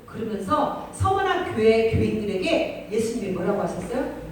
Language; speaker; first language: Korean; native; Korean